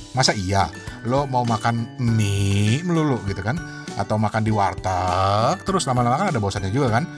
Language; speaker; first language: Indonesian; native; Indonesian